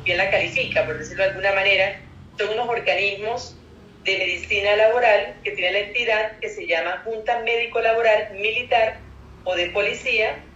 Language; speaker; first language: Spanish; native; Spanish